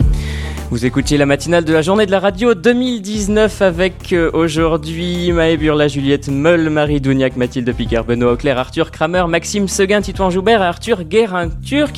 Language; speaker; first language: French; native; French